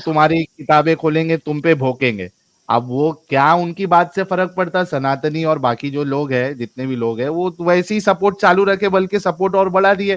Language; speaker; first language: Hindi; native; Hindi